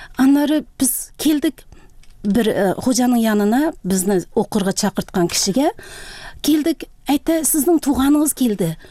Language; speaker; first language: Tatar; early bilingual, heritage; Tatar